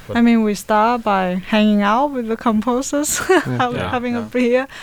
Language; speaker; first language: English; non-native, learner; Chinese